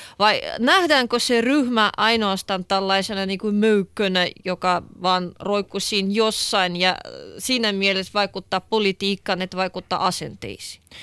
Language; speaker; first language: Finnish; non-native, fluent; Russian